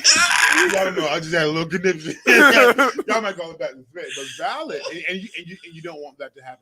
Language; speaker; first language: English; native; English